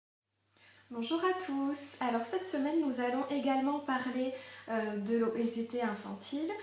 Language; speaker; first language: French; native; French